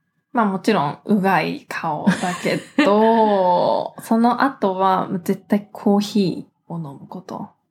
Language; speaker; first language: Japanese; early bilingual, heritage; Japanese